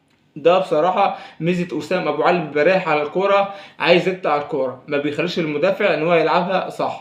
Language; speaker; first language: Arabic; native; Arabic